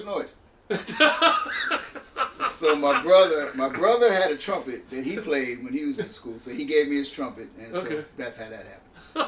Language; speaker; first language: English; native; English